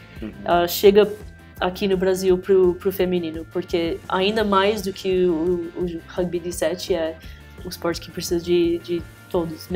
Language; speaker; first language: Portuguese; early bilingual, heritage; English